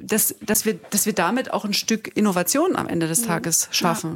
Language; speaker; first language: German; native; German